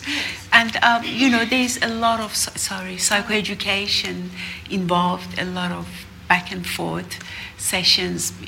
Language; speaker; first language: English; non-native, fluent; Persian